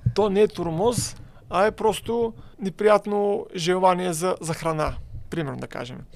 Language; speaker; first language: Bulgarian; native; Bulgarian